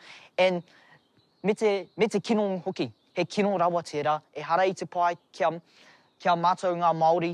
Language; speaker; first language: Māori; non-native, local second language; English